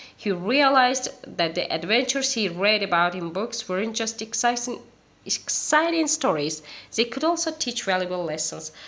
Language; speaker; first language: English; non-native, fluent; Azerbaijani